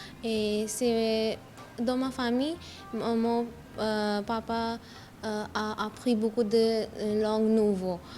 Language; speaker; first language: French; non-native, learner; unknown